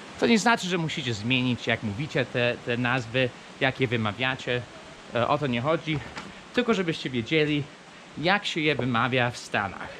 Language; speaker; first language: Polish; non-native, fluent; English